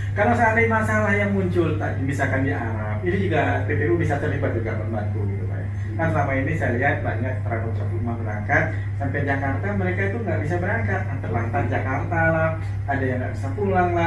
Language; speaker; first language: Indonesian; native; Indonesian